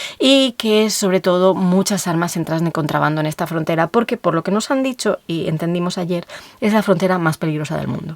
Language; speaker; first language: Spanish; native; Spanish